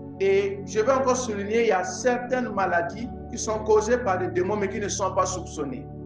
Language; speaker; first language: French; non-native, local second language; Lingala